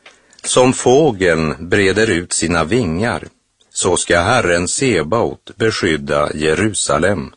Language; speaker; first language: Swedish; native; Swedish